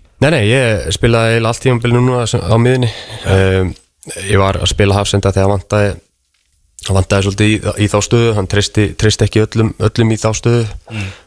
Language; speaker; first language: Icelandic; non-native, fluent; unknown